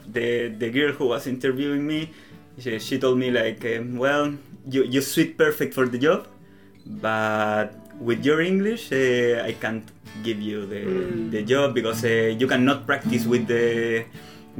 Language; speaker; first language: English; non-native, learner; Spanish